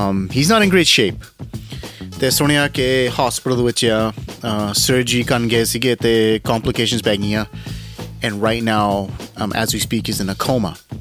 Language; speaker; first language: English; early bilingual, other home language; Punjabi